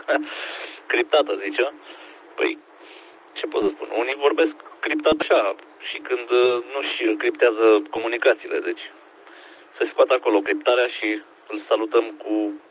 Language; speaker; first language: Romanian; native; Romanian